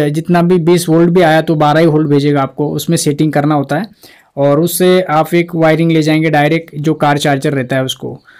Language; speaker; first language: Hindi; non-native, local second language; Marathi